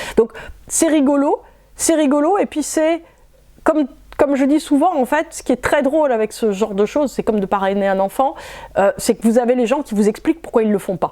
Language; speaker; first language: French; native; French